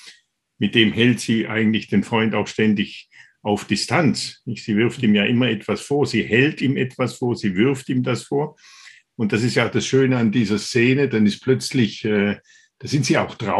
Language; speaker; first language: German; native; German